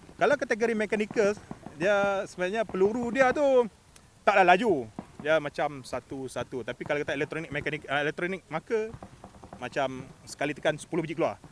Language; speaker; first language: Malay; native; Malay